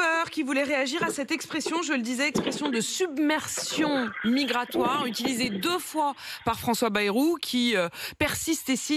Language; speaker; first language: French; native; French